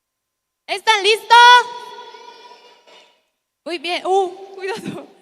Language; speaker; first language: Spanish; non-native, learner; Korean